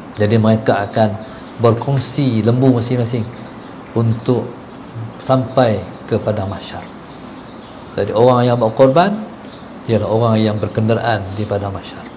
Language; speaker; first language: Malay; native; Malay